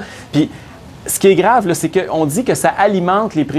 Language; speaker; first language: French; native; French